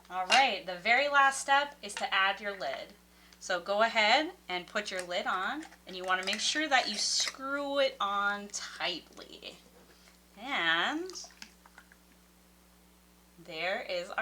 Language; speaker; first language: English; native; English